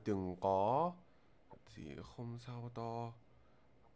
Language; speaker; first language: Vietnamese; non-native, learner; English